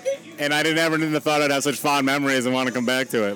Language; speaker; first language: English; native; English